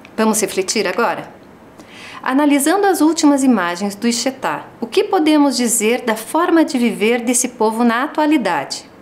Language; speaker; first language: Portuguese; native; Portuguese